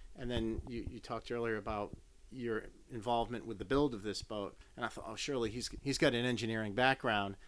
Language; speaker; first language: English; native; English